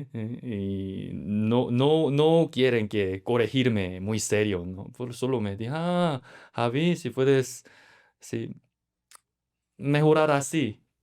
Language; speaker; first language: Spanish; non-native, learner; Korean